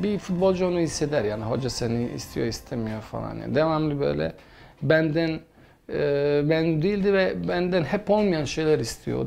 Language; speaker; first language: Turkish; non-native, fluent; Bosnian